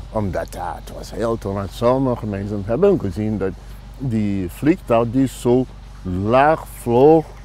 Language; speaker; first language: Dutch; non-native, fluent; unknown